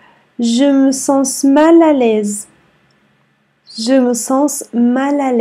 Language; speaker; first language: French; non-native, fluent; Arabic